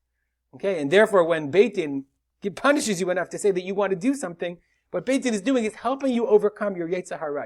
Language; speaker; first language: English; native; English